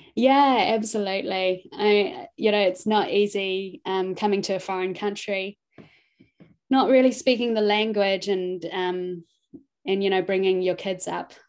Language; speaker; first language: English; native; English